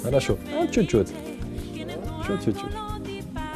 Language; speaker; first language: Russian; non-native, learner; Portuguese